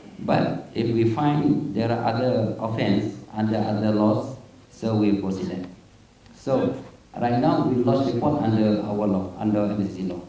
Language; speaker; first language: English; non-native, local second language; Malay